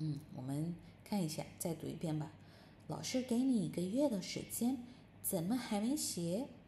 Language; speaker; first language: Chinese; non-native, fluent; Indonesian